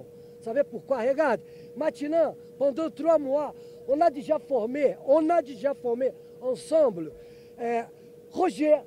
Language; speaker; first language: French; non-native, learner; Portuguese